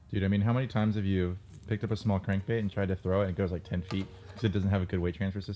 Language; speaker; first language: English; native; English